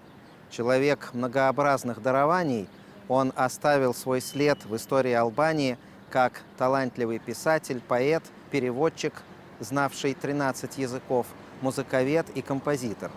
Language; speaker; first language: Russian; native; Russian